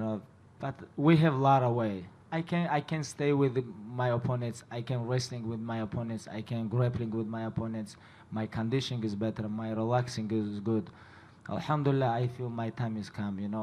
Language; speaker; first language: English; non-native, learner; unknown